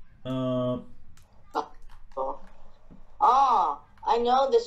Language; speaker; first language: English; non-native, fluent; Chinese